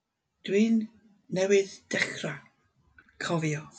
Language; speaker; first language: Welsh; non-native, learner; English